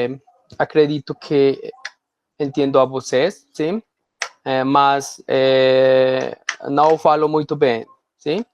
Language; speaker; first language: Portuguese; non-native, learner; Spanish